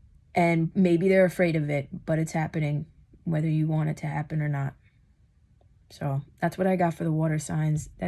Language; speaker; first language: English; native; English